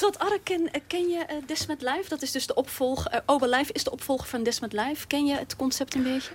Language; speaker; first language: Dutch; early bilingual, other home language; Turkish